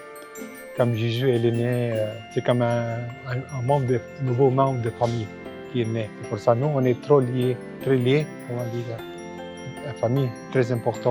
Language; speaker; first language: French; non-native, fluent; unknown